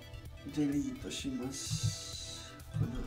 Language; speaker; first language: Japanese; non-native, learner; English